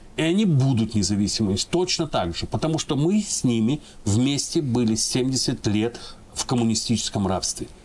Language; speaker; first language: Russian; non-native, local second language; Ingush